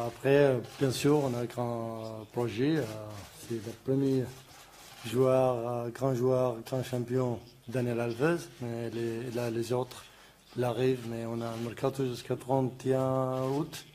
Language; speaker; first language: French; non-native, learner; Arabic